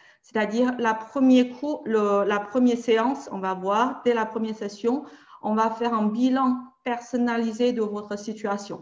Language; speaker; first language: French; native; French